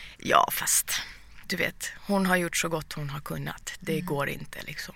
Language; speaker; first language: Swedish; early bilingual, other home language; Persian